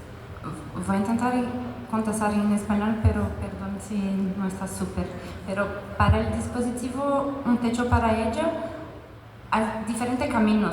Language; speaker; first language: Spanish; non-native, fluent; French